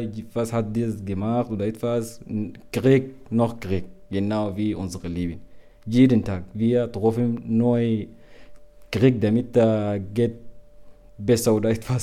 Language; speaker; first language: German; non-native, learner; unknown